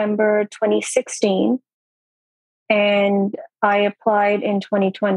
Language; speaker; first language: English; non-native, local second language; Urdu